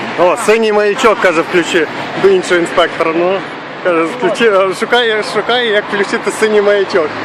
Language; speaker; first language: Ukrainian; native; Ukrainian